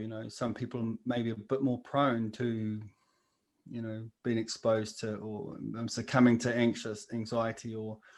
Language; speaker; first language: English; native; English